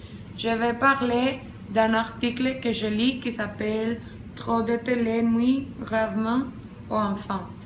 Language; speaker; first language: French; non-native, learner; Spanish